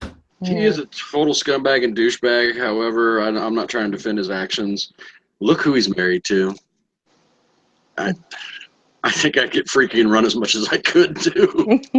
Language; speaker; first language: English; native; English